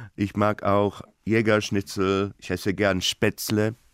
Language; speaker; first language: German; non-native, fluent; Portuguese